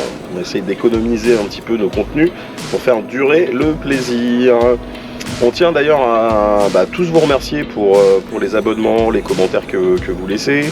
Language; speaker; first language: French; native; French